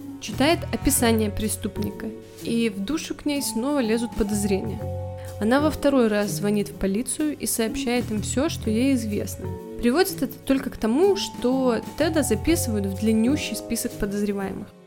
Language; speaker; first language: Russian; native; Russian